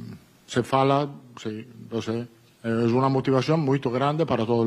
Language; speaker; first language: Spanish; non-native, fluent; Italian